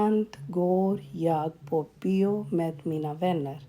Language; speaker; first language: Swedish; non-native, learner; Urdu